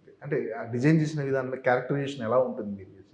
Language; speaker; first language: Telugu; native; Telugu